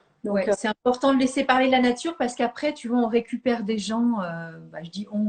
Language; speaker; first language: French; native; French